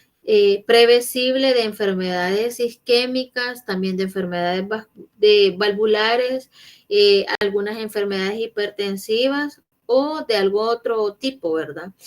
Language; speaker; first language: Spanish; native; Spanish